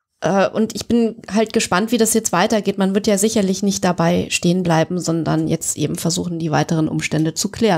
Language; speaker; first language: German; native; German